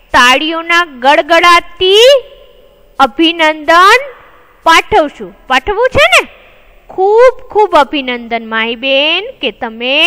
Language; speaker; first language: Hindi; non-native, local second language; Gujarati